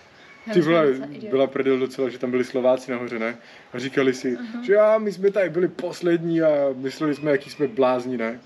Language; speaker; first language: Czech; native; Czech